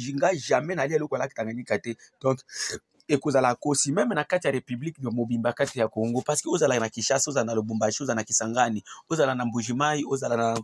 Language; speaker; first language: Lingala; non-native, local second language; Swahili